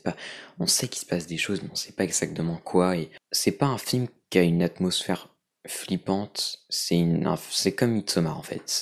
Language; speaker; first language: French; native; French